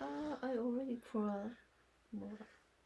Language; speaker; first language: English; non-native, learner; Japanese